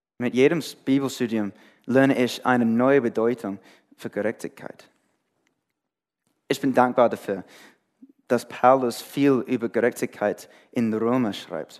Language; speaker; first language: German; non-native, fluent; English